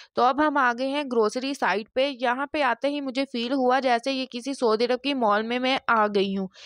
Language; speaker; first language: Urdu; non-native, local second language; Punjabi